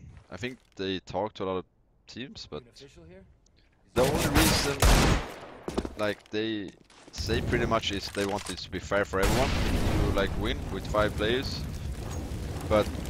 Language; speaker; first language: English; non-native, fluent; Swedish